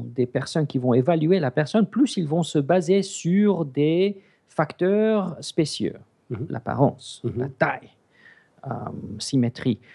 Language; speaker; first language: French; non-native, fluent; Greek